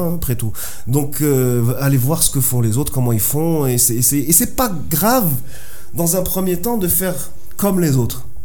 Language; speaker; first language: French; non-native, local second language; Arabic